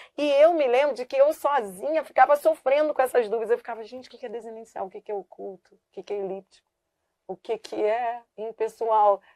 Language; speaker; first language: Portuguese; native; Portuguese